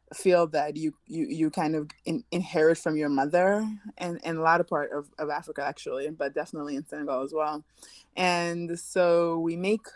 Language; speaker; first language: English; early bilingual, other home language; French